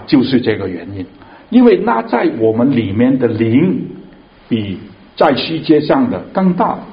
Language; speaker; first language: Chinese; non-native, local second language; Cantonese